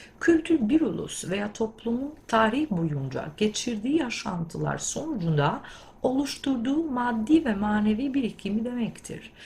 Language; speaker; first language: Turkish; non-native, fluent; Albanian